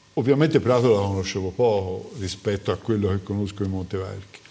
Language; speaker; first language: Italian; native; Italian